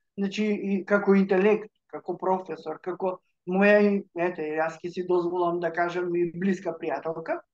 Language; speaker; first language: Macedonian; native; Macedonian